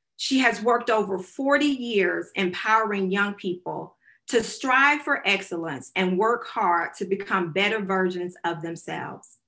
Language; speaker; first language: English; native; English